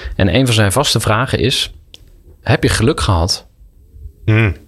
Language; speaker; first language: Dutch; native; Dutch